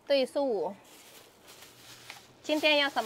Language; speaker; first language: Chinese; non-native, fluent; Indonesian